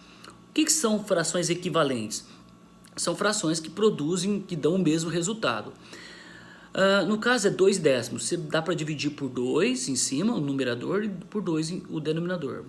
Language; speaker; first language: Portuguese; native; Portuguese